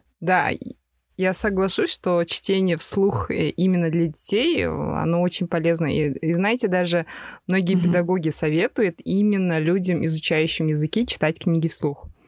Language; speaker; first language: Russian; native; Russian